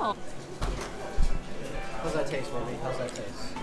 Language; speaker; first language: English; native; English